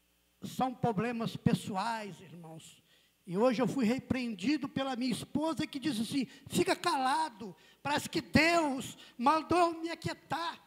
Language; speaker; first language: Portuguese; native; Portuguese